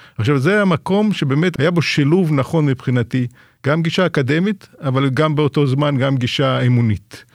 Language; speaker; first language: Hebrew; non-native, fluent; Russian